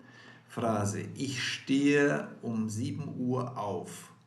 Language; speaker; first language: German; non-native, fluent; Portuguese